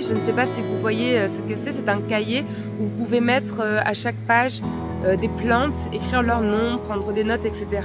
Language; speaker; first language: French; native; French